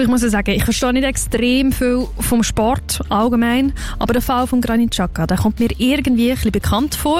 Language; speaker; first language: German; native; German